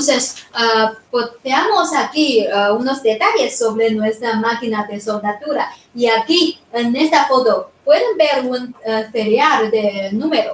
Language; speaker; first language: Spanish; non-native, fluent; Chinese